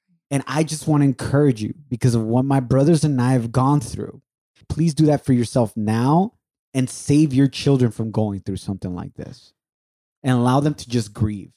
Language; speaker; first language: English; early bilingual, other home language; Spanish